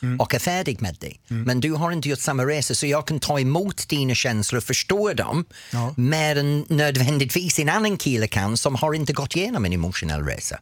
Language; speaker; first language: Swedish; non-native, fluent; English